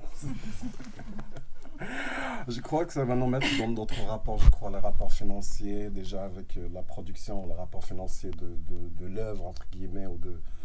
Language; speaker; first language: French; non-native, local second language; Arabic